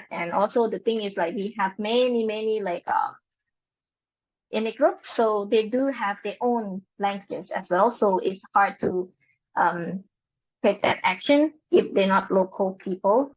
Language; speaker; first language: English; non-native, learner; Lao